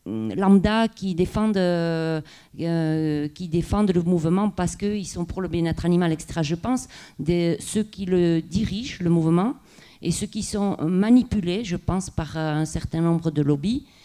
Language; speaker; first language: French; non-native, local second language; Basque